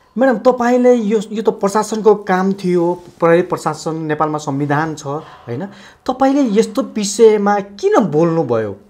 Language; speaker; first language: Nepali; native; Nepali